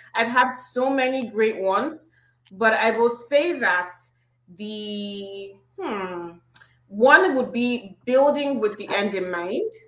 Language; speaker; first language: English; non-native, local second language; Igbo